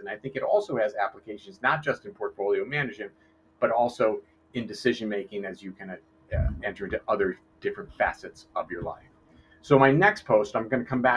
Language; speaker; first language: English; native; English